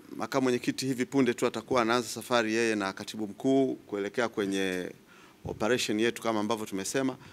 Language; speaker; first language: Swahili; native; Swahili